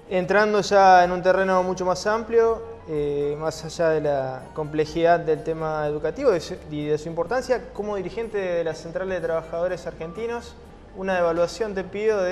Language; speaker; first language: Spanish; native; Spanish